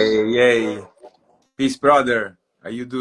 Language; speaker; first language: English; non-native, fluent; Italian